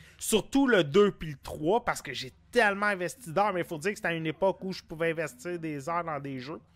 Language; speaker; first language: French; native; French